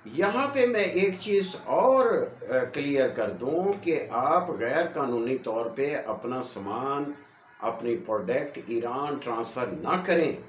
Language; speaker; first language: Urdu; non-native, local second language; Punjabi